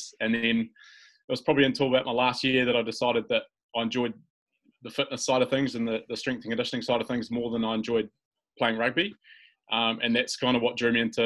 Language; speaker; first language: English; native; English